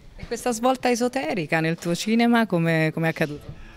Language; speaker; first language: Italian; native; Italian